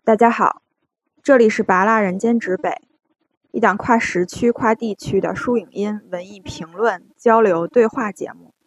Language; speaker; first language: Chinese; native; Chinese